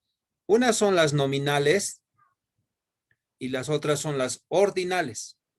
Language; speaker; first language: Spanish; native; Spanish